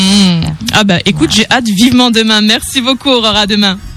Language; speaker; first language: French; native; French